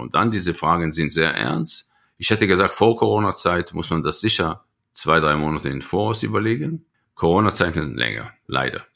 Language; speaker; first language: German; non-native, fluent; Hebrew